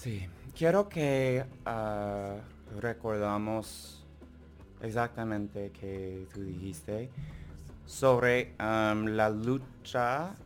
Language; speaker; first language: Spanish; non-native, learner; English